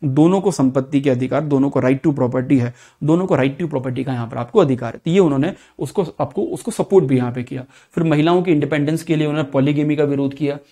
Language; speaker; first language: Hindi; native; Hindi